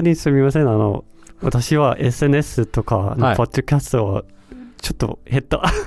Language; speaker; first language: Japanese; non-native, learner; Danish